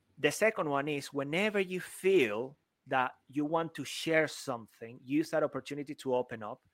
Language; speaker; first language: English; non-native, fluent; Spanish